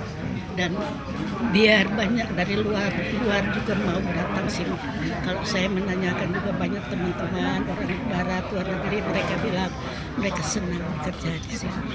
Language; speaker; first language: Indonesian; non-native, fluent; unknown